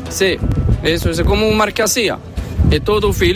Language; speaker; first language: Spanish; non-native, learner; Arabic